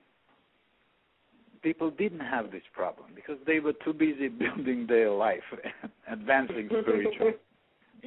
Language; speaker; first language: English; non-native, fluent; Russian